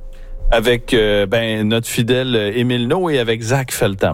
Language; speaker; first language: French; native; French